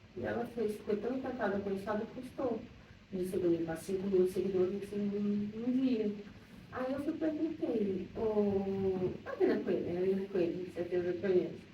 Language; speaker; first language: Portuguese; native; Portuguese